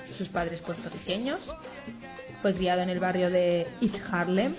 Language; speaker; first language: Spanish; native; Spanish